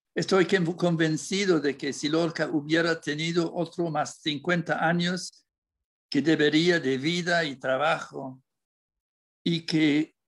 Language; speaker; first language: Spanish; non-native, fluent; English